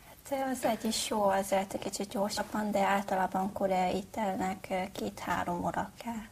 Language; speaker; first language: Hungarian; non-native, learner; Korean